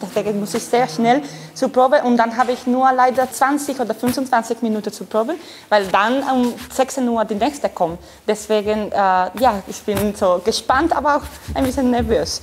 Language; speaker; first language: German; non-native, fluent; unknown